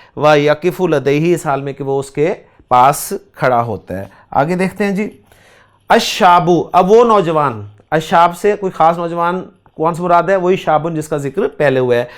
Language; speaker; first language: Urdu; native; Urdu